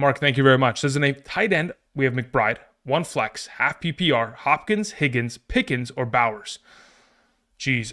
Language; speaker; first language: English; native; English